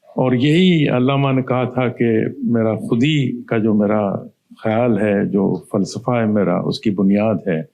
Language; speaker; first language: Urdu; non-native, local second language; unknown